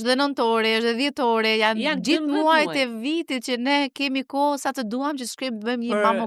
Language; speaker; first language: Albanian; native; Albanian